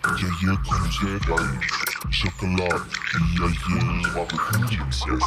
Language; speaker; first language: Russian; non-native, learner; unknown